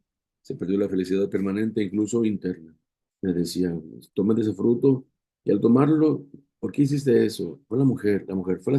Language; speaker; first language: Spanish; native; Spanish